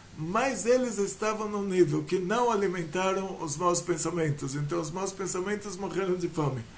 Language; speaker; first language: Portuguese; non-native, fluent; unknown